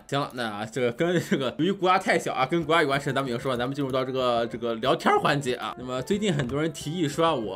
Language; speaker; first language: Chinese; native; Chinese